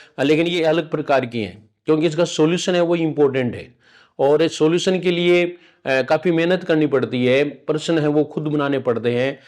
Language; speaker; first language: Hindi; native; Hindi